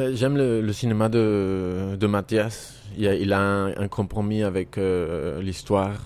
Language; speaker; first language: French; non-native, fluent; Spanish